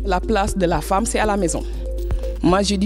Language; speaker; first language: French; non-native, fluent; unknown